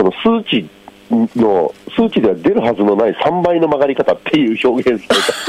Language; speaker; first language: Japanese; native; Japanese